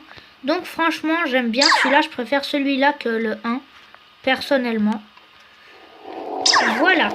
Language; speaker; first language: French; native; French